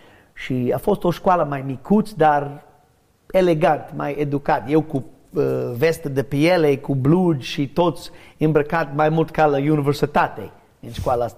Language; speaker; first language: Romanian; non-native, learner; English